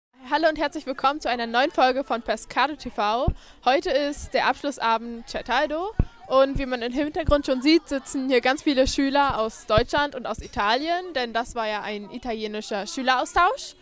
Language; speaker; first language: German; native; German